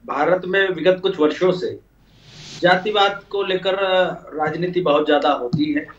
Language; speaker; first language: Hindi; native; Hindi